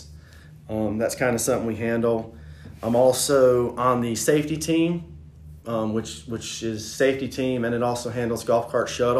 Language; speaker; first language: English; native; English